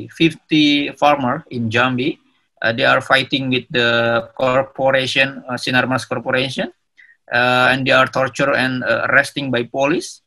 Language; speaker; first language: English; non-native, learner; Indonesian